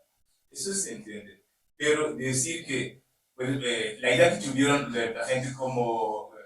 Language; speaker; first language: Spanish; non-native, learner; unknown